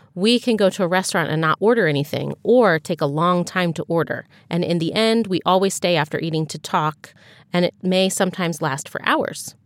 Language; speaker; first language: English; native; English